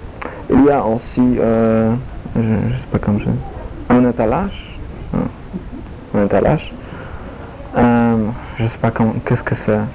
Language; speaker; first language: French; non-native, learner; Polish